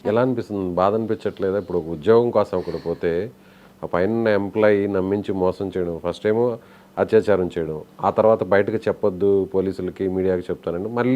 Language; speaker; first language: Telugu; native; Telugu